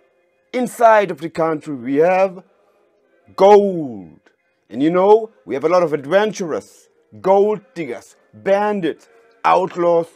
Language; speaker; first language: English; non-native, fluent; German